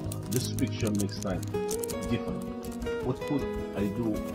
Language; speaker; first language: English; non-native, learner; Arabic